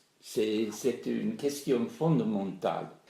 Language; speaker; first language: French; non-native, fluent; English